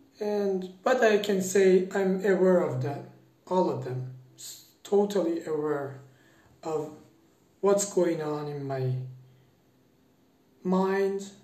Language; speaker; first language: English; non-native, fluent; Persian